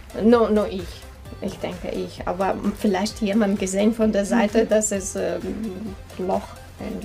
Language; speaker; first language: German; non-native, learner; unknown